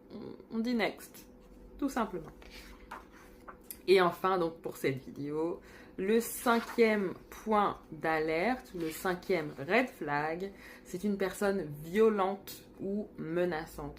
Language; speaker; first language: French; native; French